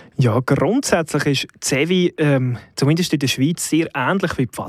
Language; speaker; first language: German; native; German